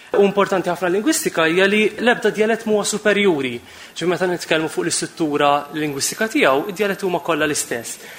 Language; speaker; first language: Maltese; native; Maltese